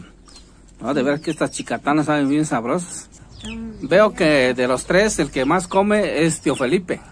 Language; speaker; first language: Spanish; native; Spanish